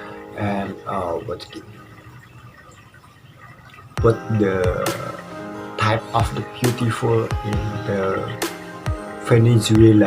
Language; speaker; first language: English; non-native, learner; Indonesian